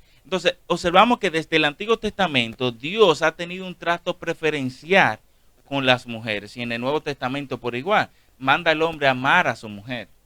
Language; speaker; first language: Spanish; native; Spanish